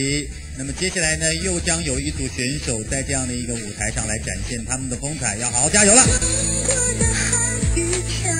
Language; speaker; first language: Chinese; native; Chinese